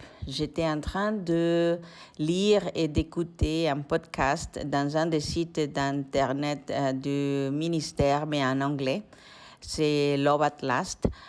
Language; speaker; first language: French; non-native, fluent; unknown